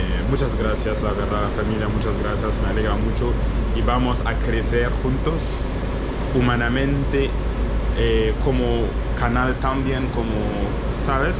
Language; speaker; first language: Spanish; non-native, learner; French